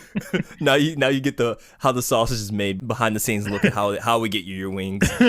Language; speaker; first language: English; native; English